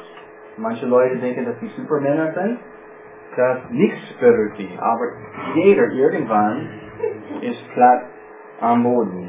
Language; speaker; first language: German; non-native, fluent; English